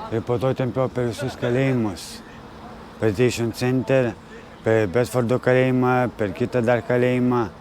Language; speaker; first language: Lithuanian; native; Lithuanian